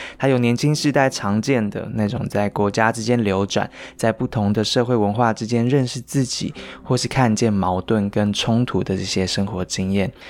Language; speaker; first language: Chinese; native; Chinese